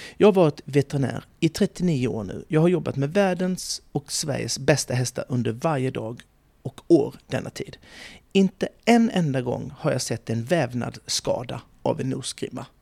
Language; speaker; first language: Swedish; native; Swedish